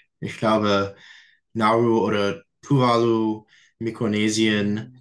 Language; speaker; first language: German; non-native, fluent; English